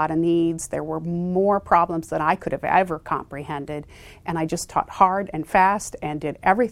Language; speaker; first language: English; native; English